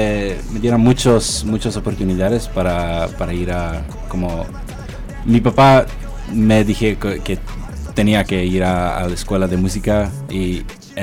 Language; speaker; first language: Spanish; early bilingual, heritage; Spanish